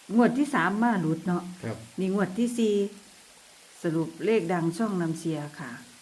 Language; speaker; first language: Thai; native; Thai